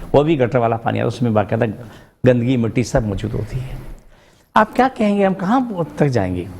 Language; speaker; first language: Urdu; non-native, local second language; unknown